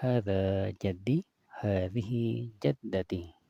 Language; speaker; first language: Arabic; non-native, learner; Indonesian